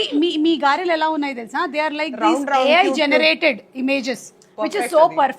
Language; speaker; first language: Telugu; native; Telugu